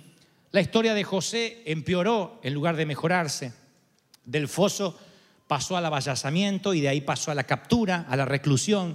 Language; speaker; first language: Spanish; native; Spanish